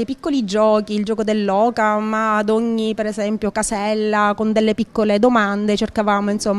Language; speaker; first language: Italian; native; Italian